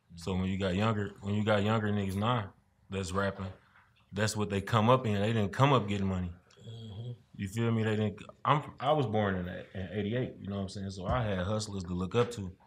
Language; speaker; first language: English; native; English